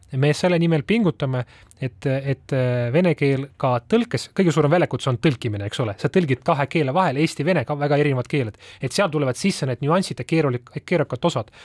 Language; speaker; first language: Estonian; non-native, local second language; Russian